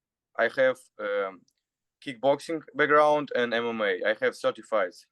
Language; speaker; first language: English; non-native, learner; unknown